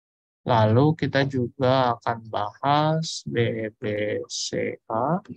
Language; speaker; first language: Indonesian; native; Indonesian